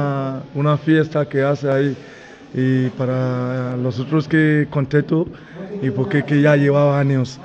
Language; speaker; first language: Spanish; non-native, learner; Bini